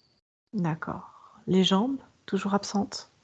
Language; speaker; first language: French; native; French